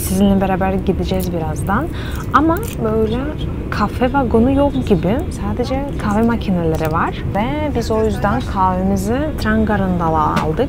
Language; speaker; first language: Turkish; non-native, fluent; Russian